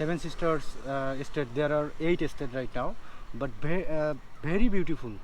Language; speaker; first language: English; non-native, learner; Bangla